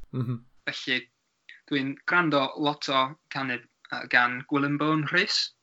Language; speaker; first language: Welsh; non-native, learner; English